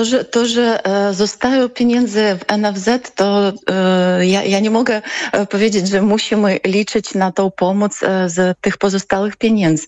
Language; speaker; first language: Polish; non-native, fluent; Ukrainian